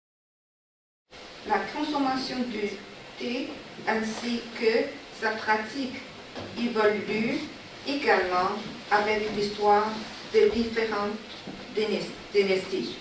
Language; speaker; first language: French; non-native, learner; Chinese